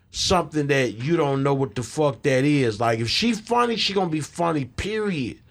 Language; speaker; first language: English; native; English